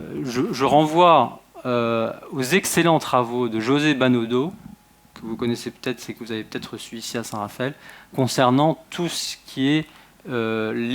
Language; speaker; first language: French; native; French